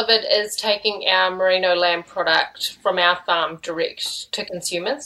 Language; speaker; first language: English; native; English